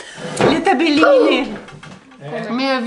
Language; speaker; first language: Italian; early bilingual, other home language; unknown